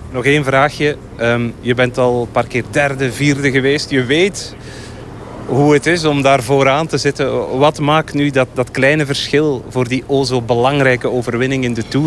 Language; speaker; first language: Dutch; native; Dutch